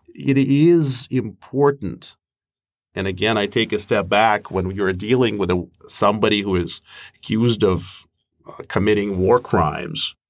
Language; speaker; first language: English; non-native, fluent; Russian